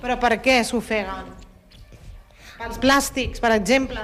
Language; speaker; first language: Catalan; native; Catalan